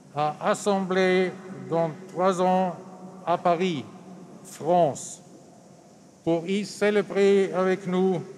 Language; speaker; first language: French; non-native, fluent; German